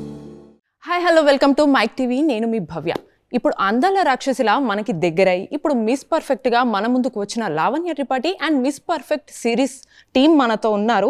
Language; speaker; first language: Telugu; native; Telugu